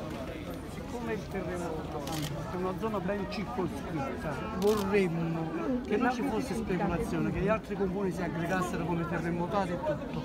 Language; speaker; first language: Italian; native; Italian